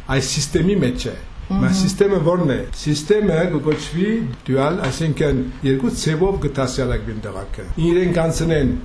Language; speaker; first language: Armenian; early bilingual, heritage; Armenian